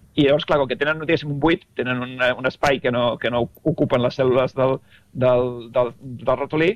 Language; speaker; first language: Catalan; native; Catalan